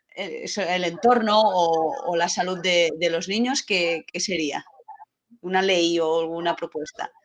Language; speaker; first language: Spanish; non-native, local second language; Catalan